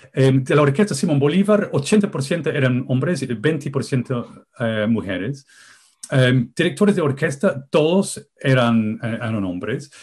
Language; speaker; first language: Spanish; non-native, fluent; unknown